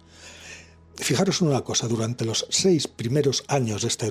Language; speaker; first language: Spanish; native; Spanish